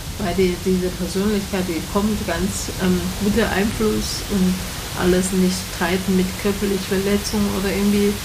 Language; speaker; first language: German; non-native, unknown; Chinese